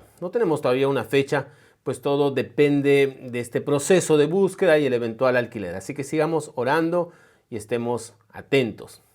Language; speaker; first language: Spanish; native; Spanish